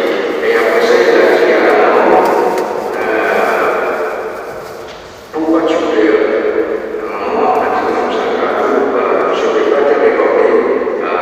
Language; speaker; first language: French; non-native, local second language; Morisyen